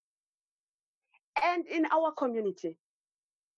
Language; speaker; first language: English; non-native, local second language; Xhosa